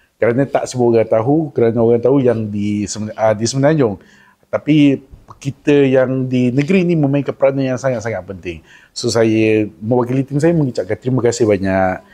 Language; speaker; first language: Malay; native; Malay